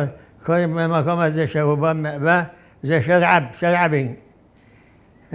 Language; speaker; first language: Hebrew; non-native, fluent; Arabic